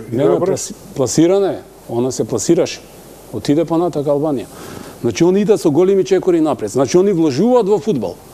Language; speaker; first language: Macedonian; non-native, local second language; Albanian